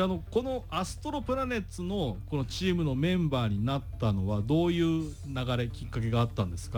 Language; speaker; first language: Japanese; native; Japanese